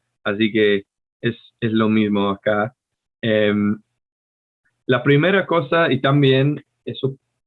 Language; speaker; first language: Spanish; non-native, fluent; English